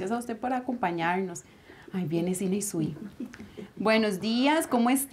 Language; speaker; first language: Spanish; native; Spanish